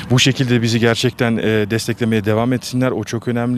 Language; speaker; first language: Turkish; native; Turkish